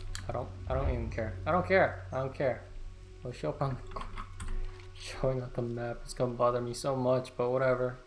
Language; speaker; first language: English; native; English